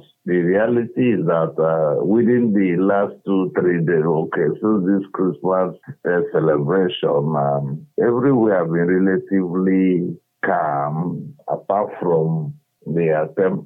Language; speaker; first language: English; non-native, local second language; Igbo